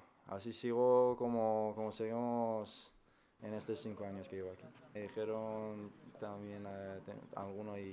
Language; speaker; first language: Spanish; non-native, fluent; Persian